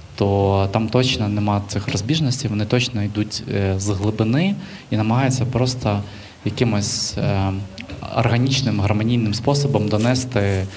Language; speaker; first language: Ukrainian; native; Ukrainian